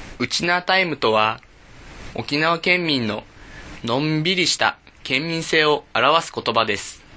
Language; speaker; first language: Japanese; native; Japanese